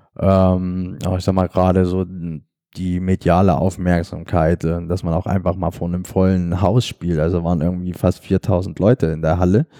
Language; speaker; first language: German; native; German